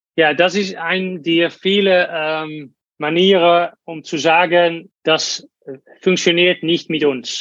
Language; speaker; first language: German; non-native, learner; Dutch